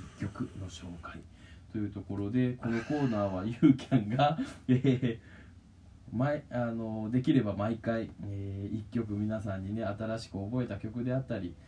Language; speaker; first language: Japanese; native; Japanese